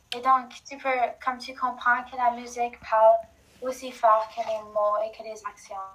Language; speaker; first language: French; non-native, local second language; English